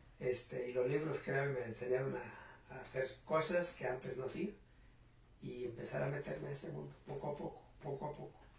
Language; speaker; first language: Spanish; non-native, local second language; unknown